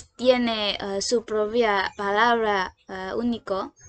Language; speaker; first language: Spanish; non-native, learner; Indonesian